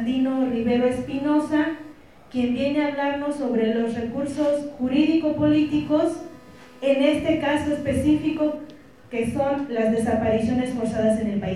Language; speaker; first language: Spanish; native; Spanish